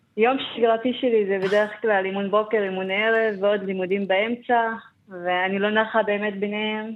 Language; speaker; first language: Hebrew; non-native, local second language; Arabic